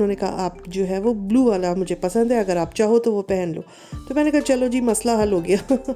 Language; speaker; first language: Urdu; native; Urdu